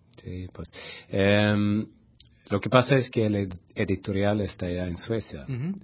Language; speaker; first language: Spanish; non-native, fluent; Swedish